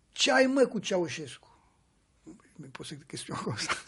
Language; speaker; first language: French; non-native, fluent; Romanian